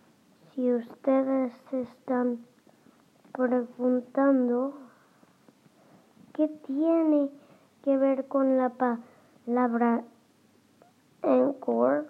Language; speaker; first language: Spanish; early bilingual, heritage; Spanish